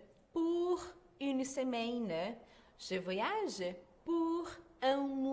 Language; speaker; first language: French; non-native, fluent; Portuguese